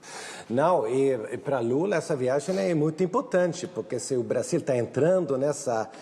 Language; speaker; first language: Portuguese; non-native, fluent; Swedish